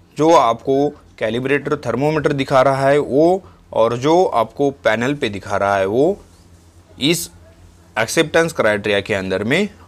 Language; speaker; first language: Hindi; non-native, local second language; Marathi